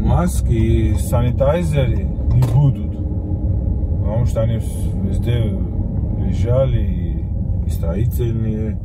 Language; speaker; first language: Russian; non-native, fluent; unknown